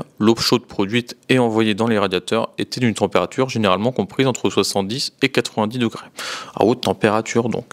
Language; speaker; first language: French; native; French